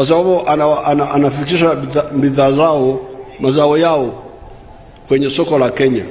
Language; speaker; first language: Swahili; non-native, local second language; Nyankole